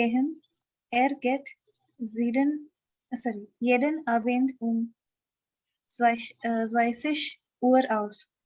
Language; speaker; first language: German; non-native, learner; Hindi